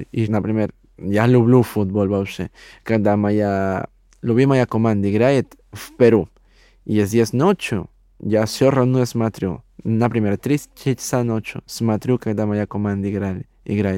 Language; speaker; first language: Russian; non-native, learner; Spanish